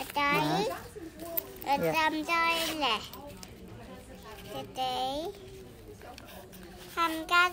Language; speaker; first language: Vietnamese; early bilingual, heritage; Vietnamese